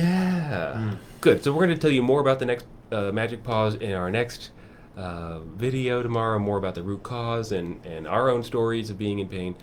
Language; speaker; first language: English; native; English